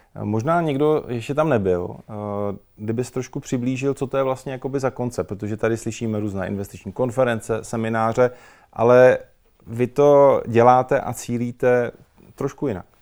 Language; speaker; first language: Czech; native; Czech